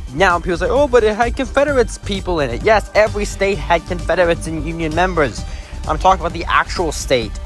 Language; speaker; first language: English; native; English